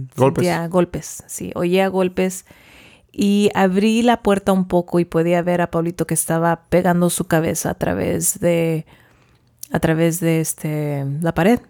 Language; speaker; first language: Spanish; early bilingual, heritage; Spanish